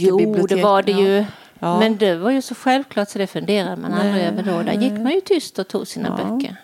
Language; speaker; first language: Swedish; native; Swedish